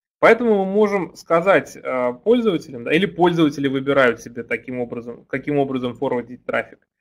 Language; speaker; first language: Russian; native; Russian